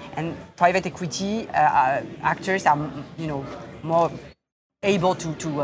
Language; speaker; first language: English; non-native, fluent; Korean